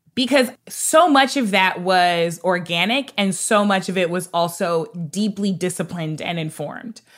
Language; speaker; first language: English; native; English